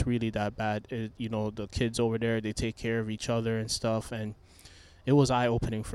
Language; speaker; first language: English; native; English